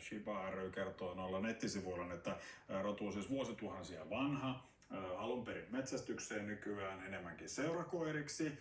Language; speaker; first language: Finnish; native; Finnish